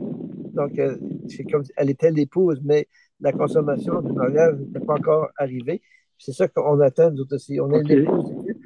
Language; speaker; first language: French; native; French